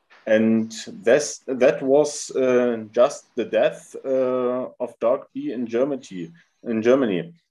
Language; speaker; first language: English; non-native, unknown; German